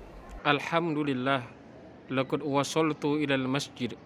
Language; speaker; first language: Arabic; non-native, learner; Indonesian